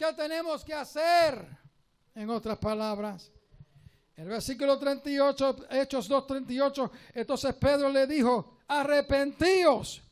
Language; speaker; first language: Spanish; native; Spanish